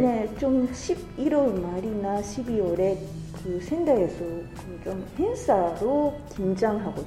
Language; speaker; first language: Korean; non-native, fluent; Japanese